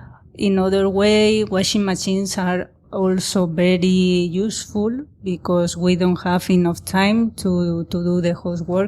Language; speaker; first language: English; non-native, learner; Spanish